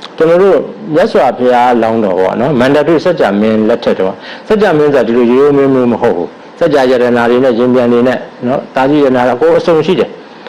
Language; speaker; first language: Burmese; native; Burmese